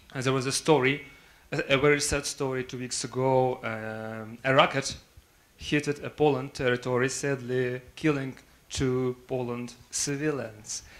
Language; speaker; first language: English; non-native, fluent; Russian